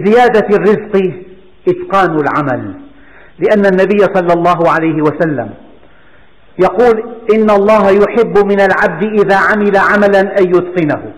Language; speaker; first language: Arabic; native; Arabic